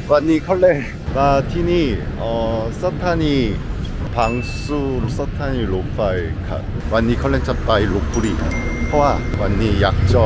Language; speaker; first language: Thai; non-native, learner; Korean